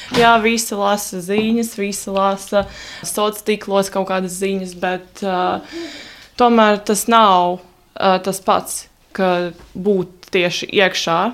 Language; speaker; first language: Latvian; non-native, local second language; Russian